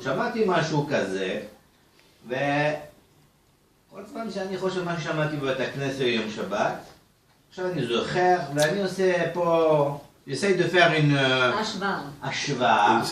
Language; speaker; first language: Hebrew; non-native, fluent; French